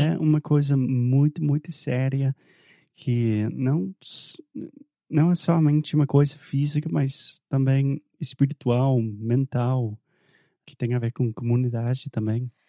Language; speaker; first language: Portuguese; non-native, fluent; English